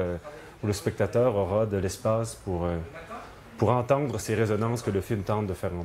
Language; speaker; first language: French; native; French